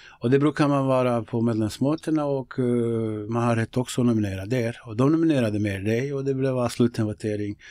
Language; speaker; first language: Swedish; non-native, fluent; Bosnian